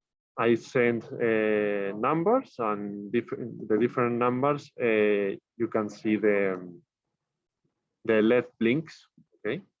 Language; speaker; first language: English; non-native, learner; Spanish